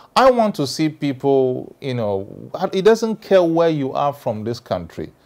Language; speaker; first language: English; non-native, local second language; Ewe